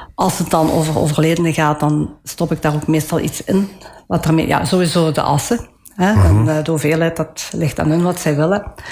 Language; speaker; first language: Dutch; early bilingual, other home language; Italian